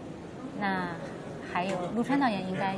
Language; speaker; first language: Chinese; native; Chinese